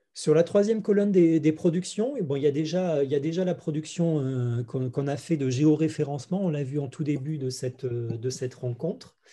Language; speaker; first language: French; native; French